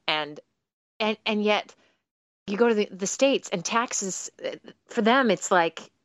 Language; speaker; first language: English; native; English